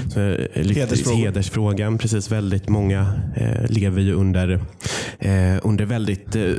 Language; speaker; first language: Swedish; native; Swedish